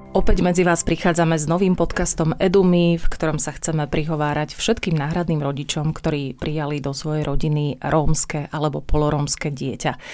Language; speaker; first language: Slovak; native; Slovak